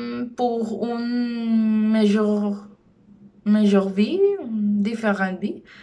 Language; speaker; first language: French; non-native, learner; Spanish